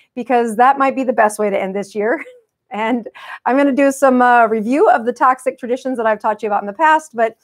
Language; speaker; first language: English; native; English